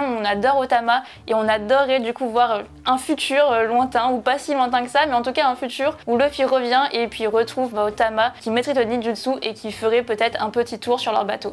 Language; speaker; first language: French; native; French